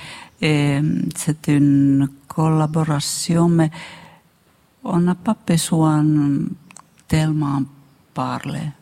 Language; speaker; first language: French; non-native, fluent; Finnish